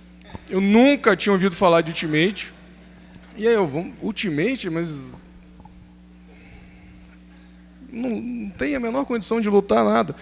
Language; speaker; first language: Portuguese; native; Portuguese